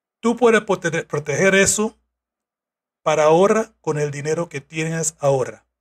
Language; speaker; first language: Spanish; non-native, fluent; English